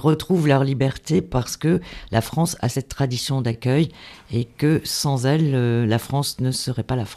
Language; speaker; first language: French; native; French